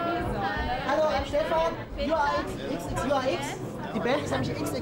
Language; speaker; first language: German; native; German